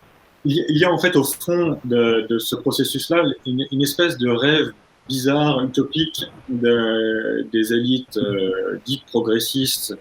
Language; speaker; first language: French; native; French